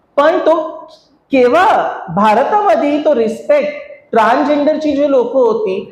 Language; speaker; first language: Marathi; non-native, local second language; Hindi